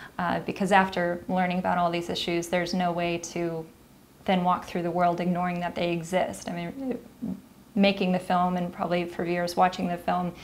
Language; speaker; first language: English; native; English